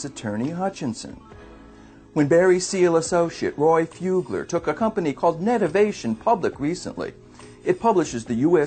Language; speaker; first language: English; native; English